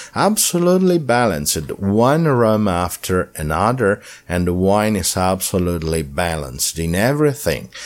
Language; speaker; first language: English; non-native, fluent; Italian